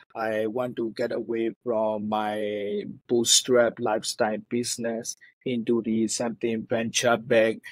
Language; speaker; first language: English; non-native, fluent; Burmese